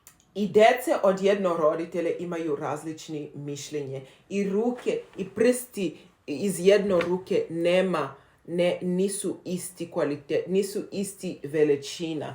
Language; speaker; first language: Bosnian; non-native, learner; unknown